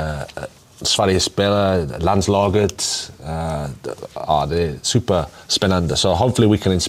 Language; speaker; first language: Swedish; non-native, learner; English